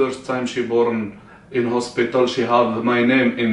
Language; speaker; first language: English; non-native, learner; Arabic